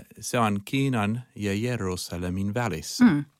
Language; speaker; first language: Finnish; non-native, learner; Chinese